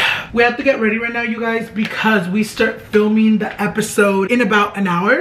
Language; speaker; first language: English; early bilingual, other home language; Spanish